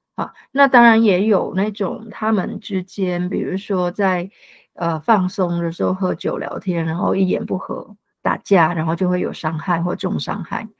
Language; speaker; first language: Chinese; non-native, fluent; Cantonese